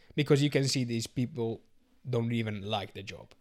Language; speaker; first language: English; non-native, learner; Italian